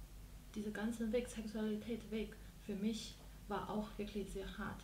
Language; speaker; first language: German; non-native, fluent; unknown